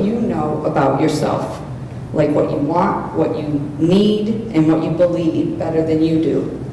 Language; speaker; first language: English; native; English